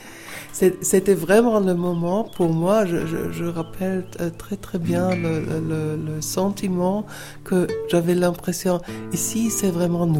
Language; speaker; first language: French; non-native, fluent; German